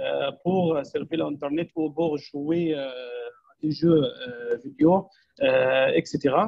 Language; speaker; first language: French; non-native, fluent; Arabic